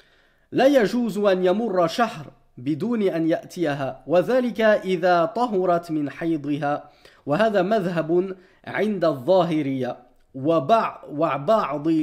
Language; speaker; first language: Arabic; non-native, fluent; French